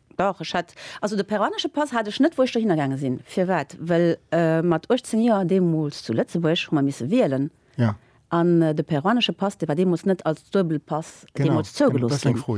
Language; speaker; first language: Luxembourgish; early bilingual, other home language; Spanish